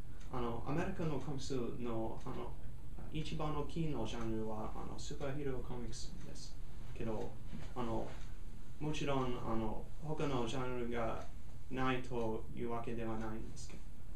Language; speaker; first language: Japanese; non-native, learner; English